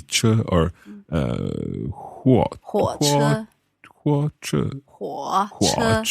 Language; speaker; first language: Chinese; non-native, learner; English